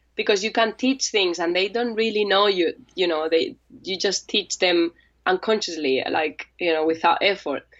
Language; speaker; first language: English; non-native, fluent; Spanish